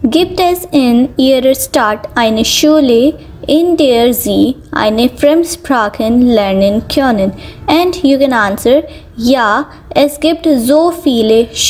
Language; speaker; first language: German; non-native, fluent; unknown